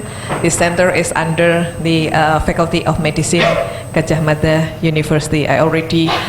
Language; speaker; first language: English; non-native, fluent; Indonesian